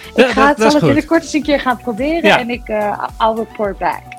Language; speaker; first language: Dutch; early bilingual, other home language; English